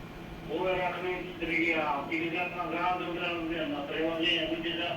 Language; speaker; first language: Kazakh; non-native, local second language; Russian